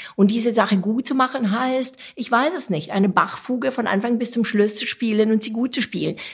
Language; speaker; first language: German; non-native, fluent; Romanian